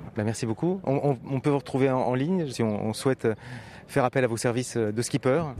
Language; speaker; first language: French; native; French